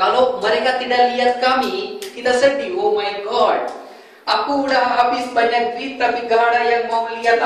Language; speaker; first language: Indonesian; non-native, fluent; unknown